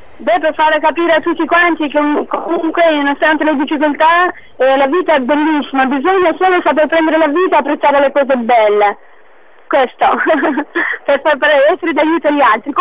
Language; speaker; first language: Italian; non-native, fluent; Albanian